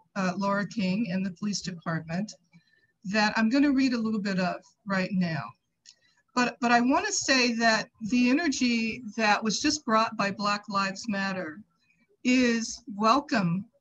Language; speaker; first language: English; native; English